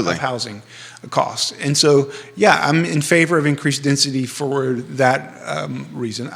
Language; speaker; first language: English; native; English